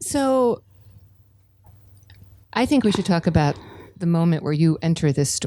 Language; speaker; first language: English; native; English